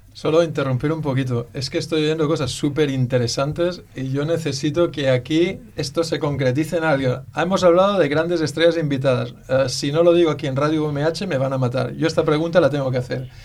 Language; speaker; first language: Spanish; native; Spanish